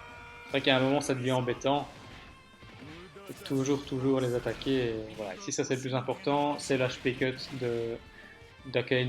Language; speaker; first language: French; native; French